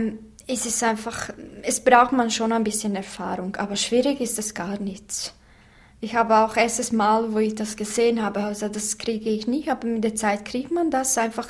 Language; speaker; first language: German; non-native, fluent; Bosnian